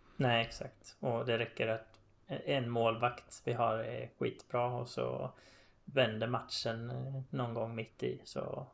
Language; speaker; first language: Swedish; native; Swedish